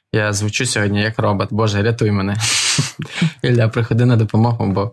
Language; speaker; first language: Ukrainian; non-native, local second language; Russian